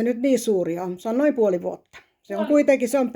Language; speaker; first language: Finnish; native; Finnish